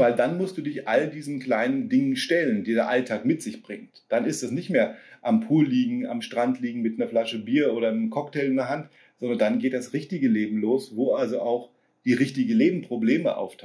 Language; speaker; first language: German; native; German